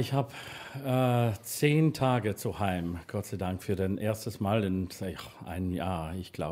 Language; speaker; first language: German; non-native, learner; English